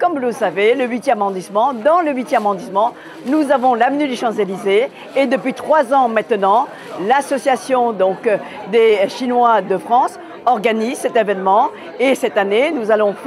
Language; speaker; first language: French; native; French